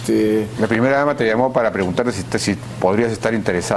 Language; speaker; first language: Spanish; native; Spanish